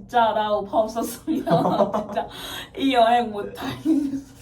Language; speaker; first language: Korean; non-native, fluent; English